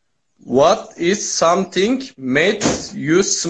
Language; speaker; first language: English; non-native, learner; Turkish